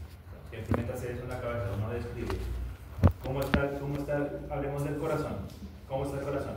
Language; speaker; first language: Spanish; native; Spanish